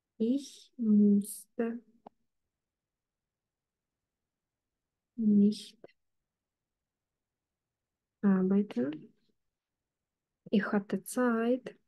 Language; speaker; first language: German; non-native, fluent; Ukrainian